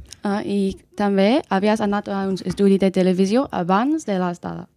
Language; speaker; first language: Catalan; non-native, learner; English